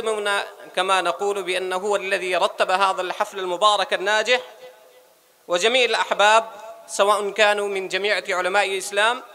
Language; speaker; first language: Arabic; non-native, fluent; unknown